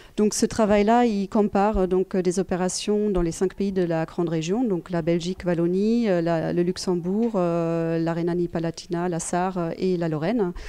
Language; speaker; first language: French; non-native, fluent; German